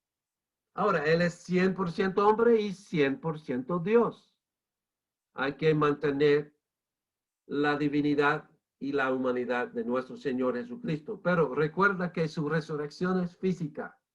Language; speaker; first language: Spanish; non-native, fluent; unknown